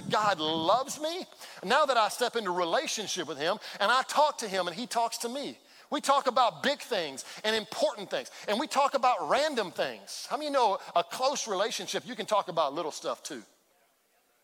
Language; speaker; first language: English; native; English